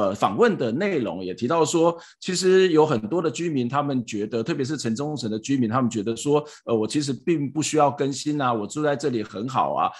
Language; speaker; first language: Chinese; native; Chinese